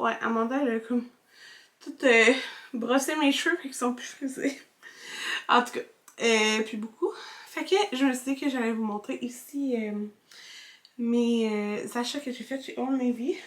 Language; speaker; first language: French; native; French